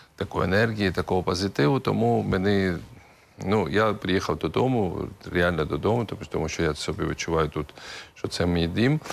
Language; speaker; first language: Ukrainian; non-native, local second language; Russian